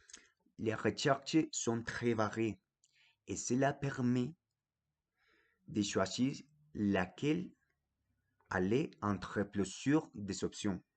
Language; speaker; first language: French; non-native, fluent; Spanish